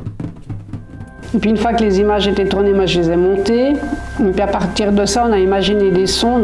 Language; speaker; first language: French; native; French